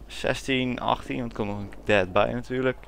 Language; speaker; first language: Dutch; native; Dutch